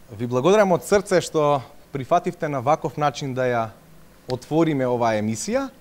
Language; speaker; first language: Macedonian; native; Macedonian